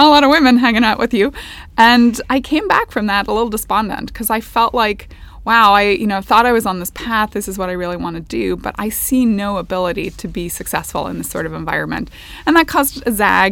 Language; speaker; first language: English; native; English